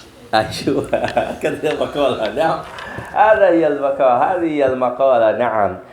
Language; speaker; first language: Arabic; non-native, fluent; Indonesian